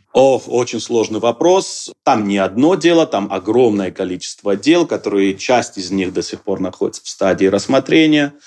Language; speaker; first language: Russian; non-native, local second language; Georgian